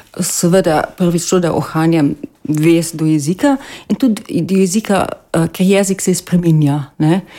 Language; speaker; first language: Slovenian; native; Slovenian